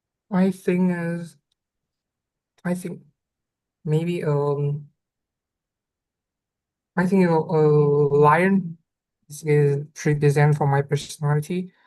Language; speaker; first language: English; non-native, learner; Vietnamese